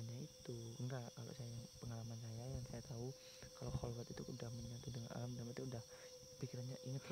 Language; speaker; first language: Indonesian; native; Indonesian